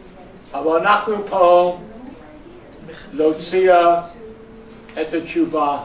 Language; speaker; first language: Hebrew; non-native, fluent; English